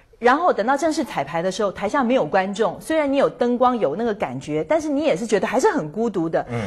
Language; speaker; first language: Chinese; native; Chinese